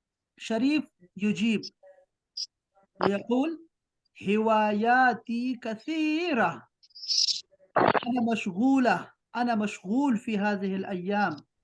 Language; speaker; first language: Arabic; non-native, fluent; Urdu